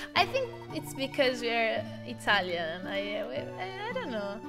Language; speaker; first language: English; non-native, learner; Italian